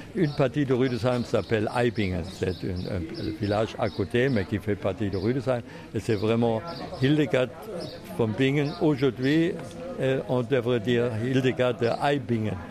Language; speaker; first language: French; non-native, fluent; German